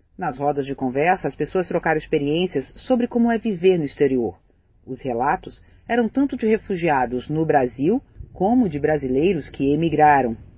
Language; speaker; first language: Portuguese; native; Portuguese